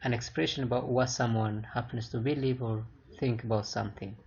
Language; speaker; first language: English; non-native, local second language; Amharic